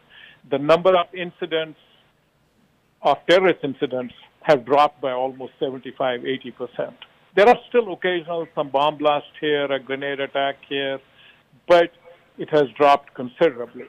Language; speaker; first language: English; non-native, local second language; Kashmiri